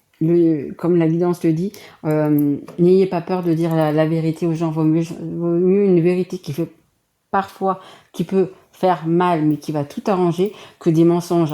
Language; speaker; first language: French; native; French